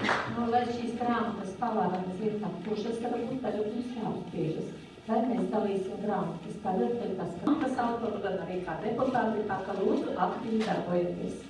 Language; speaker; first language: Latvian; native; Latvian